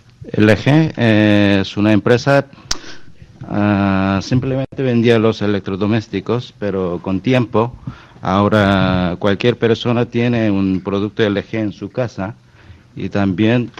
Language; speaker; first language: Spanish; non-native, fluent; Korean